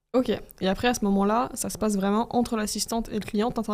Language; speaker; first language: French; native; French